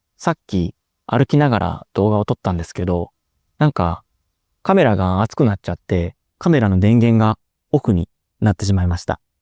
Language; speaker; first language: Japanese; native; Japanese